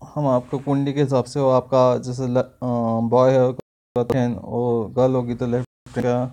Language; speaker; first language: Hindi; non-native, local second language; Marathi